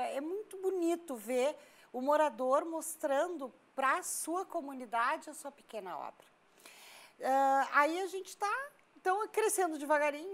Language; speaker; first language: Portuguese; native; Portuguese